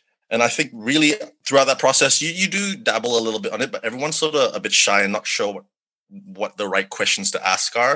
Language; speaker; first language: English; non-native, local second language; Malay